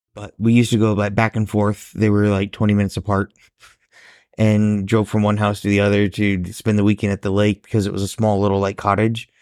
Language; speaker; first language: English; native; English